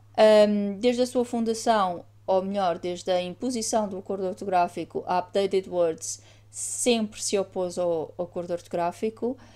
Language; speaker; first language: Portuguese; native; Portuguese